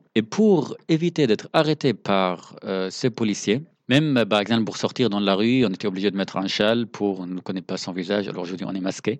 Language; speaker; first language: French; non-native, fluent; Arabic